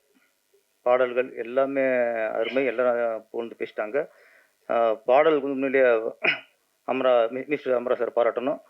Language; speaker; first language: Tamil; native; Tamil